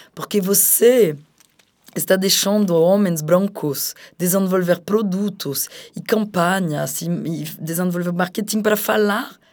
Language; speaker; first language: Portuguese; non-native, fluent; French